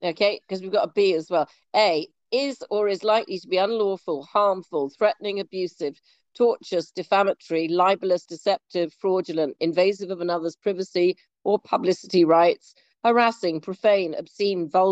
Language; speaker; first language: English; native; English